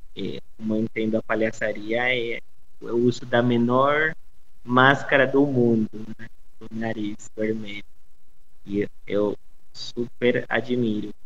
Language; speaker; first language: Portuguese; non-native, fluent; Spanish